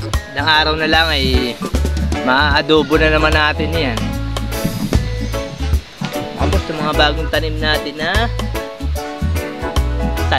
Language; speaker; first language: Filipino; native; Filipino